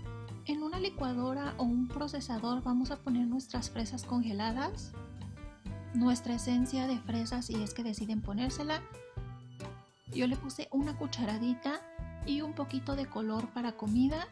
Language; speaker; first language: Spanish; native; Spanish